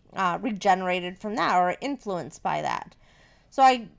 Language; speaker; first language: English; native; English